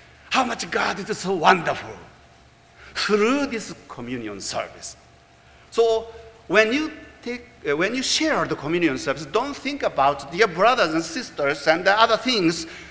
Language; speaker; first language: English; non-native, fluent; Japanese